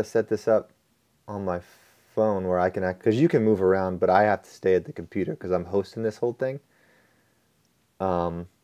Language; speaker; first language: English; native; English